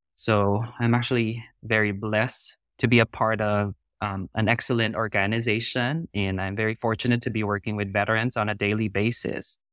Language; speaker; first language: English; non-native, local second language; Filipino